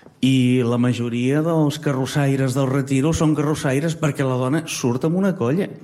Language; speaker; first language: Catalan; native; Catalan